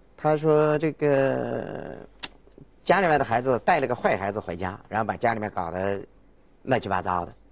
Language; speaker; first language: Chinese; native; Chinese